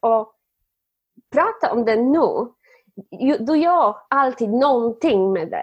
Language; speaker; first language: Swedish; non-native, fluent; Polish